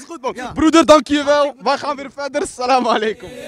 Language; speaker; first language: Dutch; early bilingual, other home language; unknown